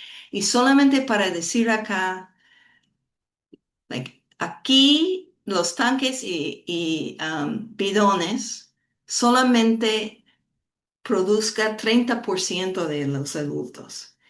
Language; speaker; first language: Spanish; non-native, fluent; English